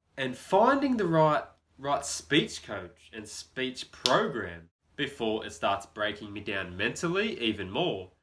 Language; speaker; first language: English; native; English